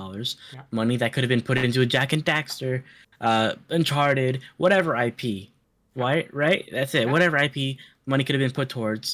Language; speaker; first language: English; native; English